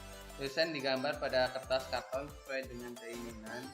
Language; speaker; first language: Indonesian; native; Indonesian